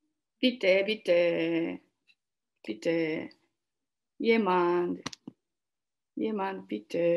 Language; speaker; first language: German; non-native, learner; Japanese